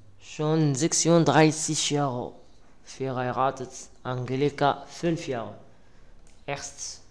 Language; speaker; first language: German; non-native, learner; Arabic